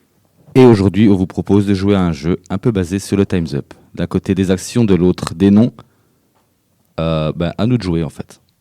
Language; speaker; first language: French; native; French